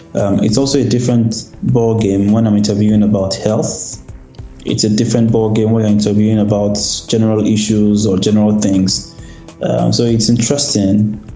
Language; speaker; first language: English; non-native, local second language; Yoruba